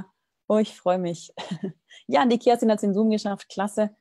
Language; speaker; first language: German; native; German